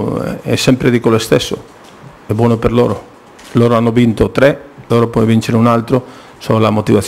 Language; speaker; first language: Italian; non-native, fluent; Spanish